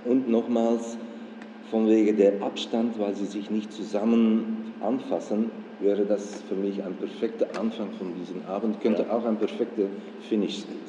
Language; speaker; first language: German; non-native, fluent; Dutch